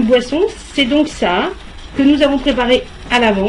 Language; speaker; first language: French; native; French